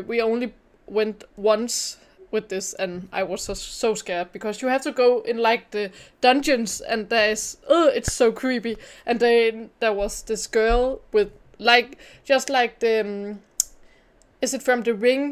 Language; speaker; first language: English; non-native, fluent; Danish